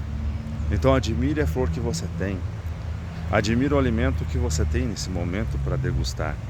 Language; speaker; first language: Portuguese; native; Portuguese